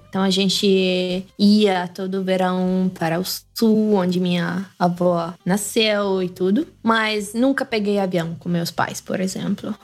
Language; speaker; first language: Portuguese; non-native, fluent; Italian